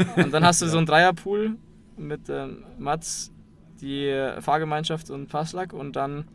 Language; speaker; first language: German; native; German